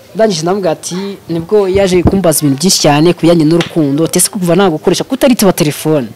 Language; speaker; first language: Kinyarwanda; native; Kinyarwanda